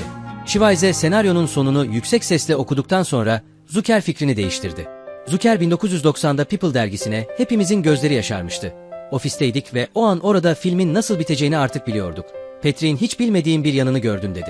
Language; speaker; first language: Turkish; native; Turkish